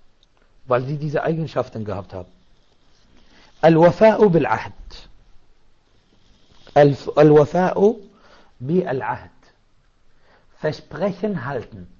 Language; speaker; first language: German; non-native, fluent; Arabic